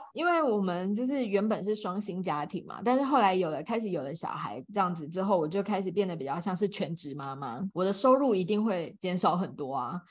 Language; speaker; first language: Chinese; native; Chinese